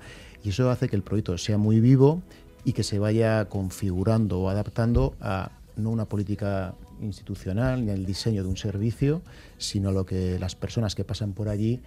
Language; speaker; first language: Spanish; native; Spanish